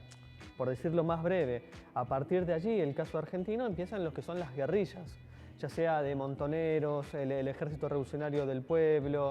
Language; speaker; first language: Spanish; native; Spanish